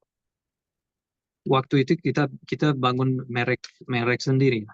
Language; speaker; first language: Indonesian; non-native, learner; Portuguese